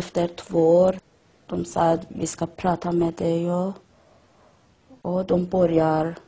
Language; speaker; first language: Swedish; non-native, learner; Persian